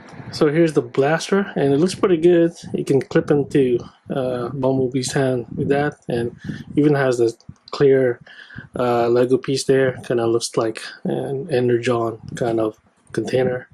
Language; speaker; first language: English; native; English